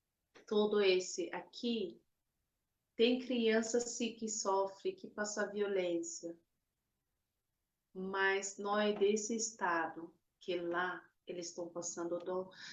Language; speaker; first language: Portuguese; non-native, fluent; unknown